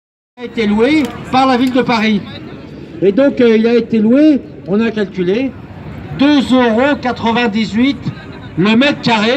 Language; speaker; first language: French; native; French